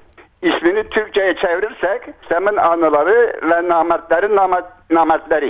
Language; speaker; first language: Turkish; non-native, local second language; Kurdish